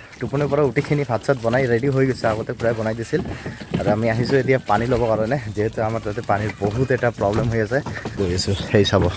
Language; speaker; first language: Assamese; non-native, local second language; Bangla